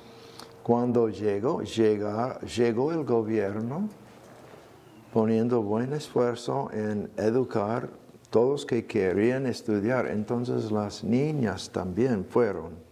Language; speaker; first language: Spanish; non-native, fluent; English